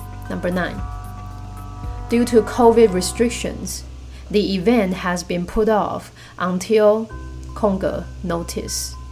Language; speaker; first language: English; non-native, fluent; Chinese